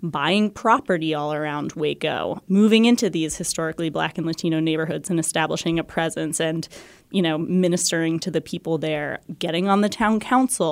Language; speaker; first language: English; native; English